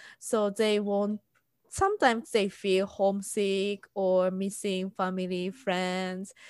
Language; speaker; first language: English; non-native, fluent; Japanese